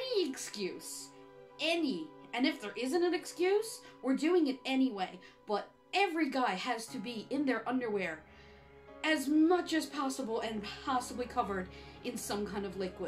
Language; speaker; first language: English; native; English